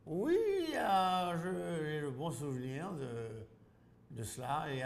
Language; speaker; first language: French; non-native, local second language; Haitian Creole